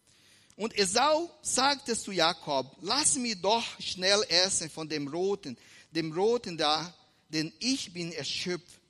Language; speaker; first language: German; non-native, fluent; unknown